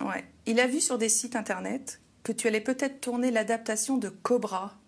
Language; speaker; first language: French; native; French